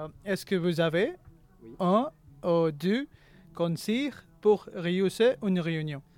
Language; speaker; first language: French; non-native, learner; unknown